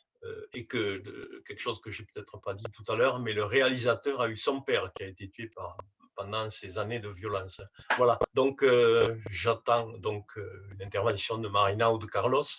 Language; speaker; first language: French; native; French